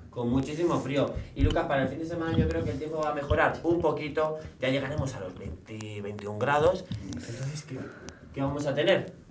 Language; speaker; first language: Spanish; native; Spanish